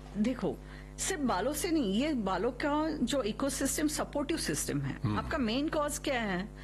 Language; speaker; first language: Hindi; non-native, local second language; Telugu